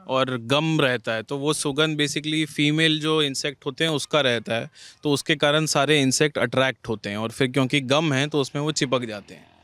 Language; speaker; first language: Hindi; native; Hindi